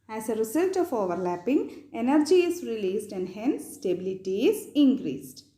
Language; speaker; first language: English; non-native, local second language; Malayalam